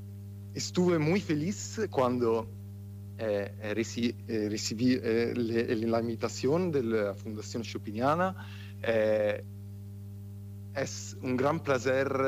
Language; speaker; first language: Spanish; non-native, fluent; Italian